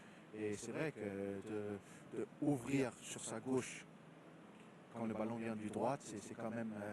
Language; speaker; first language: French; non-native, fluent; Danish